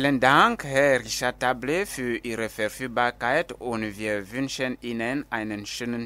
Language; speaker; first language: German; non-native, fluent; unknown